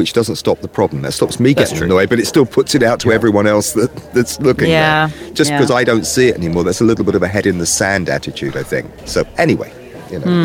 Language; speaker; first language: English; native; English